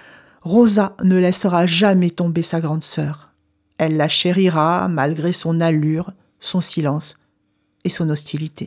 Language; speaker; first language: French; native; French